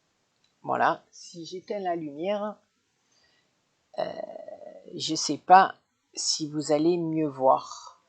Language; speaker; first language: French; native; French